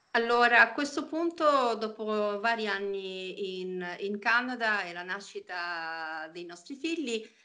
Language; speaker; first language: Italian; non-native, fluent; Polish